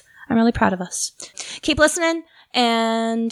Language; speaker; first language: English; native; English